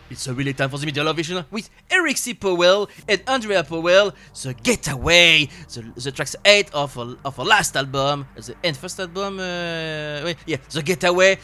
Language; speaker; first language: English; non-native, learner; French